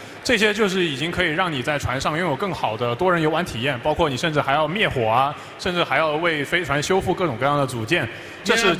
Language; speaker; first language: Chinese; native; Chinese